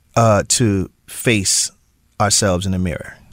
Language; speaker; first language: English; native; English